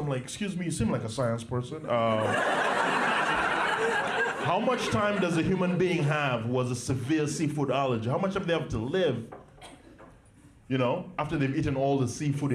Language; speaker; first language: English; non-native, local second language; Ganda